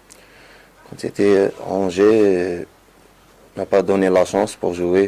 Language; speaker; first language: French; non-native, learner; Arabic